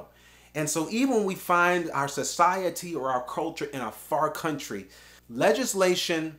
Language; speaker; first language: English; native; English